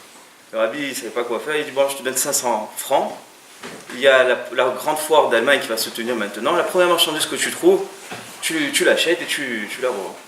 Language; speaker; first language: French; native; French